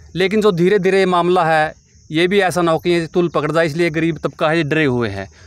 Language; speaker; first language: Hindi; native; Hindi